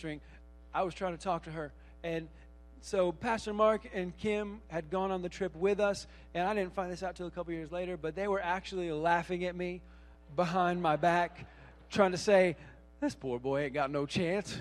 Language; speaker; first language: English; native; English